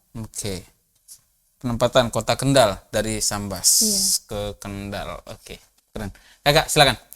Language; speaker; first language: Indonesian; native; Indonesian